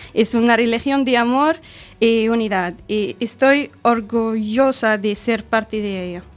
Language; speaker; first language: Spanish; non-native, learner; Arabic